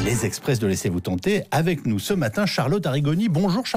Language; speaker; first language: French; native; French